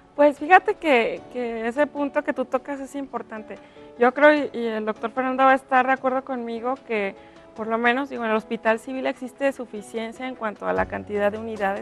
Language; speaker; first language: Spanish; native; Spanish